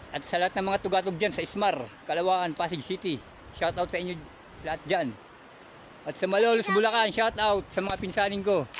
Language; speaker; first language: Filipino; native; Filipino